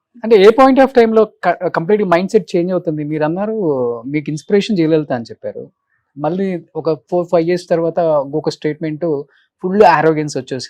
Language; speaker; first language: Telugu; native; Telugu